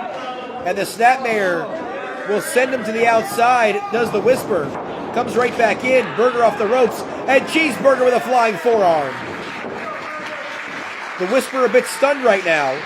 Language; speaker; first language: English; native; English